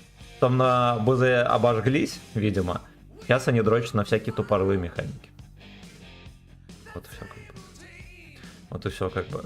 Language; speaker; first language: Russian; native; Russian